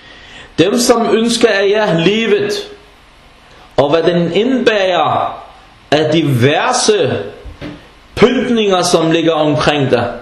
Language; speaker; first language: Danish; non-native, fluent; Arabic